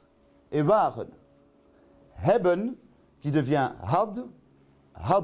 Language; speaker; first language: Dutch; non-native, local second language; French